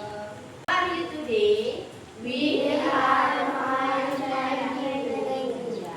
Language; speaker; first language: English; non-native, learner; Indonesian